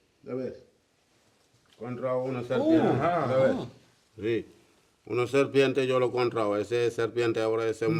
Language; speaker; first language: Spanish; non-native, learner; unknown